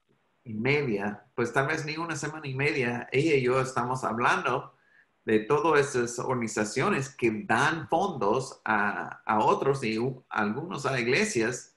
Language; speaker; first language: Spanish; non-native, fluent; English